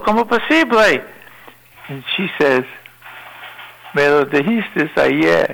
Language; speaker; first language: Spanish; non-native, learner; English